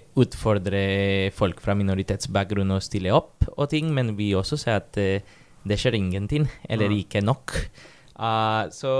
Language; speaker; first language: Norwegian; non-native, fluent; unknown